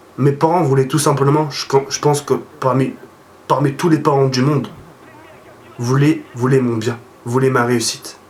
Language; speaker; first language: French; early bilingual, other home language; Arabic